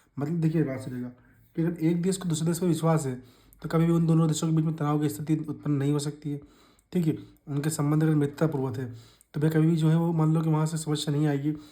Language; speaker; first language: Hindi; native; Hindi